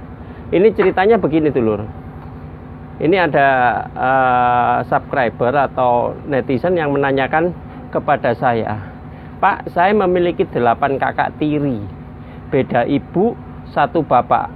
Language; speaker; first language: Indonesian; native; Indonesian